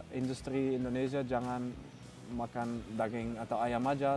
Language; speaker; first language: Indonesian; non-native, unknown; Dutch